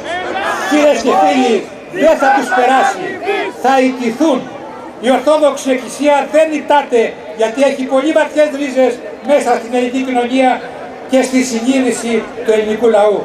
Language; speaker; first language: Greek; native; Greek